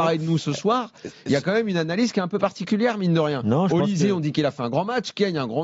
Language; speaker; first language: French; native; French